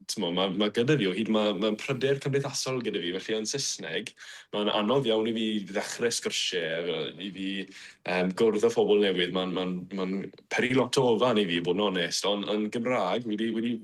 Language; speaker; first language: Welsh; non-native, fluent; English